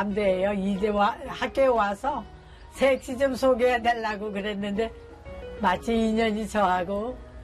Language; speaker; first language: Korean; native; Korean